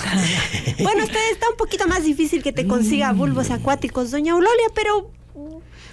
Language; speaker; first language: Spanish; native; Spanish